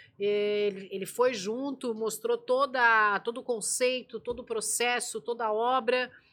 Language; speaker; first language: Portuguese; native; Portuguese